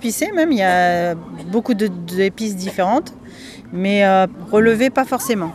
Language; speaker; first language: French; early bilingual, other home language; Spanish